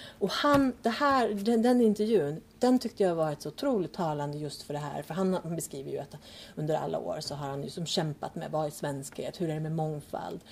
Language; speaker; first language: Swedish; early bilingual, other home language; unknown